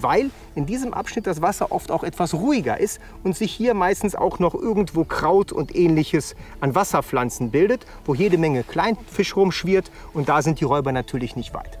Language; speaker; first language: German; native; German